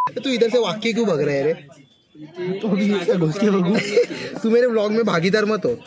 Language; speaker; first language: Hindi; non-native, local second language; Marathi